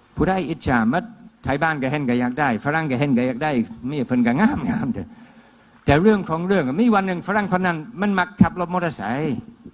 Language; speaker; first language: Thai; non-native, fluent; English